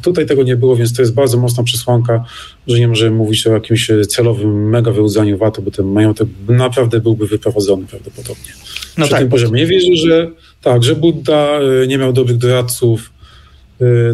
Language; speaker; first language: Polish; native; Polish